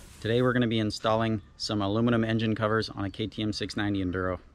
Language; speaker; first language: English; native; English